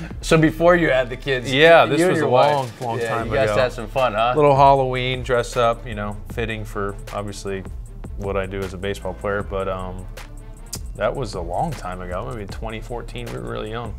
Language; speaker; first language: English; native; English